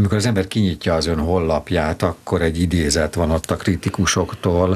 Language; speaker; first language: Hungarian; native; Hungarian